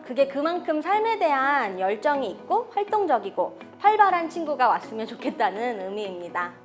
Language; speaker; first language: Korean; early bilingual, heritage; Korean